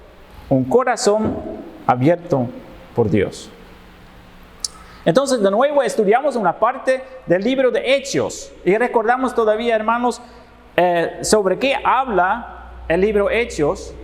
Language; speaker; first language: Spanish; non-native, fluent; Dutch